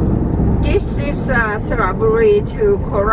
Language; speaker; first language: English; non-native, learner; Thai